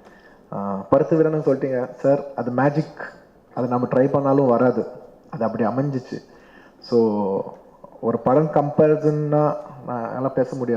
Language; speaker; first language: Tamil; non-native, local second language; Telugu